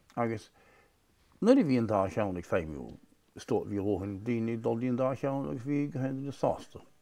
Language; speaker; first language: Irish; native; Irish